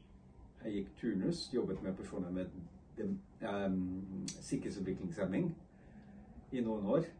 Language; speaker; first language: Norwegian; non-native, fluent; English